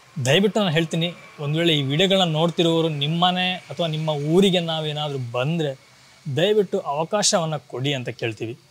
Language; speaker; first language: Kannada; non-native, local second language; Tulu